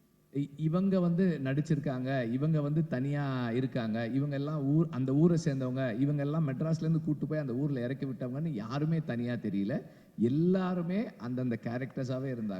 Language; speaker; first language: Tamil; native; Tamil